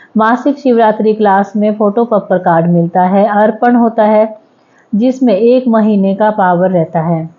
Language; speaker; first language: Hindi; native; Hindi